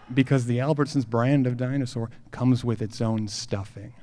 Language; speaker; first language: English; native; English